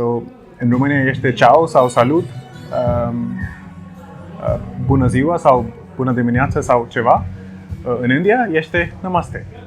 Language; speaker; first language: Romanian; non-native, learner; Hindi